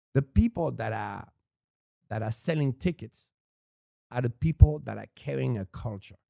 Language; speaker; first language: English; non-native, fluent; French